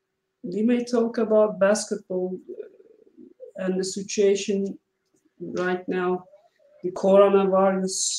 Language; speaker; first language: English; non-native, learner; Turkish